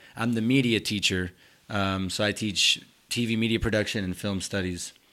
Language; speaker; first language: English; early bilingual, other home language; Spanish